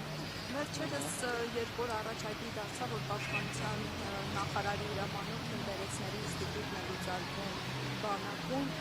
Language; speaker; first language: Armenian; native; Armenian